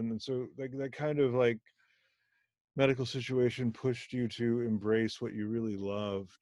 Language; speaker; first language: English; non-native, fluent; Hindi